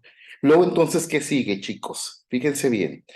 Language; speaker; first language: Spanish; native; Spanish